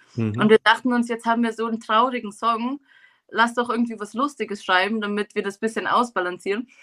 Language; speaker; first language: German; native; German